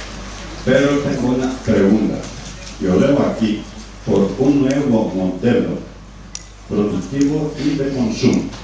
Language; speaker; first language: Spanish; non-native, learner; Greek